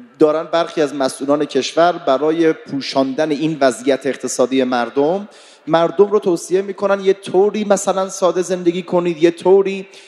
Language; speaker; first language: Persian; native; Persian